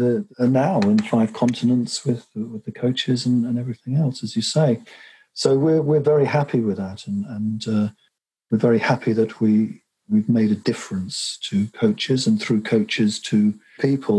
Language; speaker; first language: English; native; English